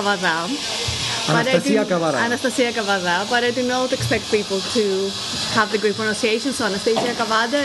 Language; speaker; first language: English; non-native, fluent; Greek